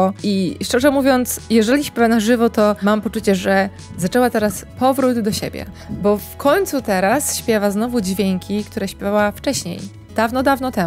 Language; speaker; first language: Polish; native; Polish